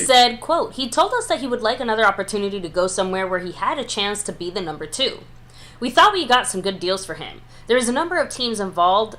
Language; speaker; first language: English; native; English